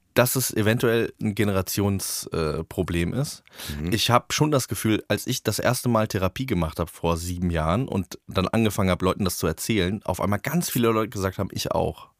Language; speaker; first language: German; native; German